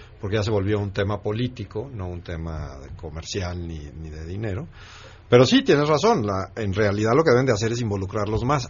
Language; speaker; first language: Spanish; native; Spanish